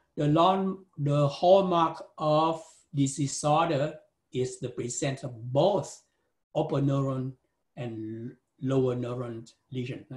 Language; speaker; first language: English; non-native, fluent; Vietnamese